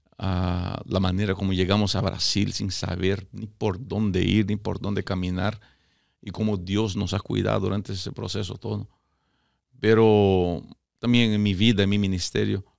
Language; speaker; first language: Spanish; early bilingual, heritage; Spanish